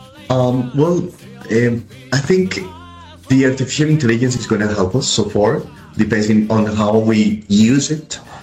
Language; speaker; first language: English; non-native, fluent; Spanish